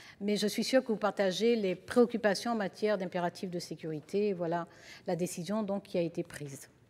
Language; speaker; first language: French; native; French